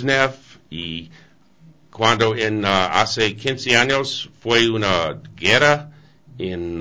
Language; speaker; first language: Spanish; non-native, learner; English